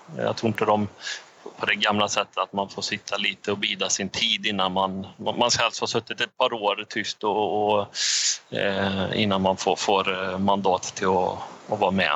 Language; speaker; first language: Swedish; native; Swedish